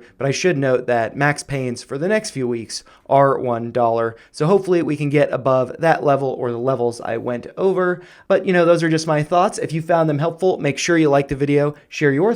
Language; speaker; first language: English; native; English